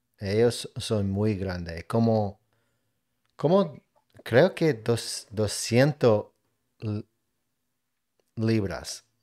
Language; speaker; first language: Spanish; non-native, learner; English